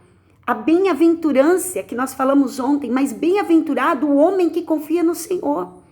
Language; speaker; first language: Portuguese; native; Portuguese